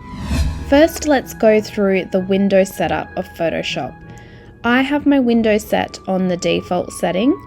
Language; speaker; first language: English; native; English